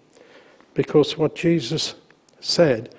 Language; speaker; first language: English; native; English